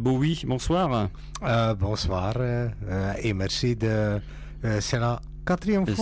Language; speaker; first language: French; non-native, local second language; Dutch